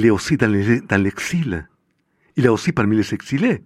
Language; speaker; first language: French; non-native, fluent; Spanish